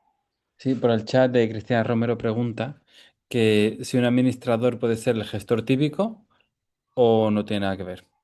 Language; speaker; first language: Spanish; native; Spanish